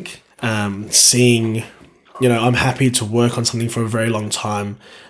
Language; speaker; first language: English; native; English